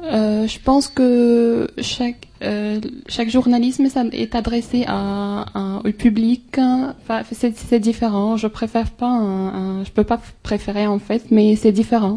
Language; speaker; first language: French; non-native, fluent; Arabic